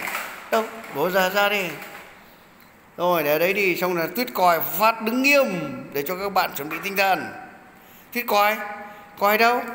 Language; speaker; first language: Vietnamese; native; Vietnamese